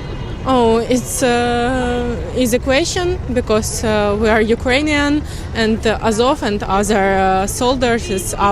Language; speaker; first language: English; non-native, learner; Ukrainian